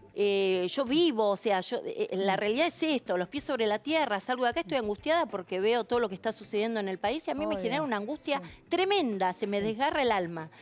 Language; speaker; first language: Spanish; native; Spanish